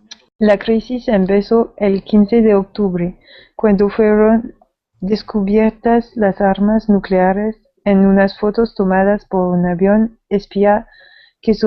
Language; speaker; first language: Spanish; non-native, learner; French